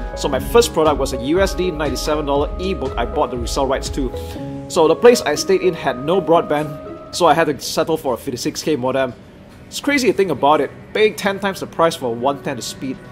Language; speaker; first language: English; non-native, local second language; Chinese